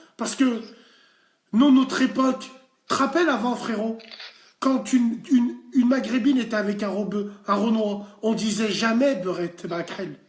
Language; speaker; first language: French; native; French